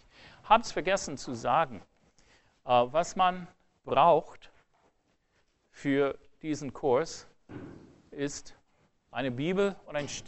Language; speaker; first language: German; non-native, fluent; English